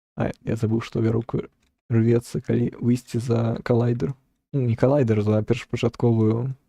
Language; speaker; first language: Belarusian; non-native, local second language; Russian